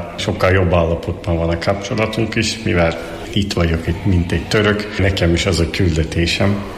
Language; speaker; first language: Hungarian; non-native, fluent; Turkish